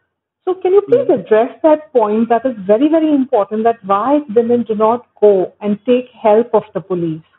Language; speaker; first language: English; non-native, local second language; Hindi